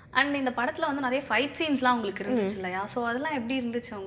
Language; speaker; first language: Tamil; native; Tamil